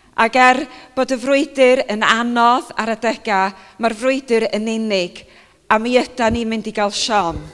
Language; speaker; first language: Welsh; native; Welsh